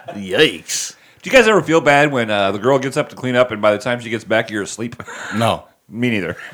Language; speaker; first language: English; native; English